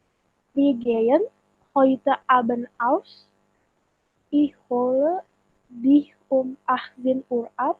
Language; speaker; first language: German; non-native, learner; Indonesian